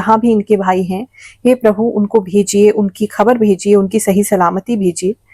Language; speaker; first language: Hindi; native; Hindi